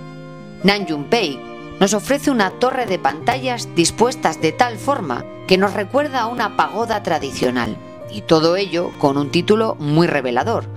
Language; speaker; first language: Spanish; native; Spanish